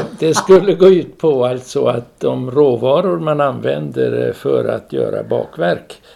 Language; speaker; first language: Swedish; native; Swedish